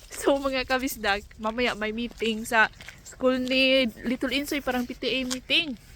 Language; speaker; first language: Filipino; non-native, local second language; Cebuano